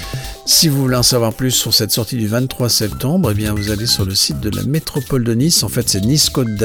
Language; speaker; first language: French; native; French